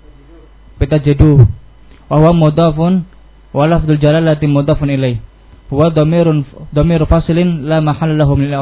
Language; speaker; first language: Arabic; non-native, learner; Indonesian